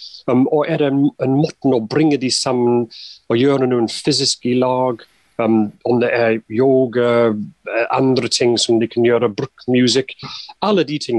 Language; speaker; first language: Norwegian; non-native, fluent; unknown